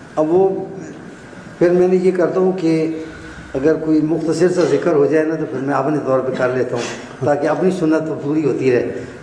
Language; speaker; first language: Urdu; non-native, local second language; Punjabi